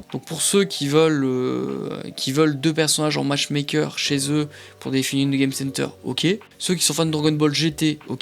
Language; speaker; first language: French; native; French